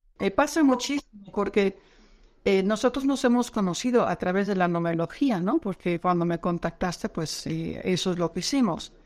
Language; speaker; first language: Spanish; non-native, fluent; Dutch